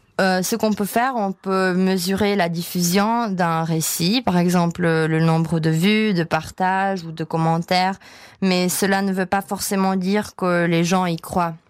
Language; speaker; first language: French; non-native, fluent; Czech